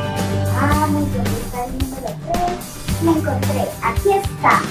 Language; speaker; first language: Spanish; native; Spanish